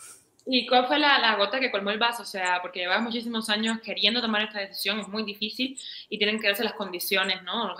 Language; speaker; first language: Spanish; native; Spanish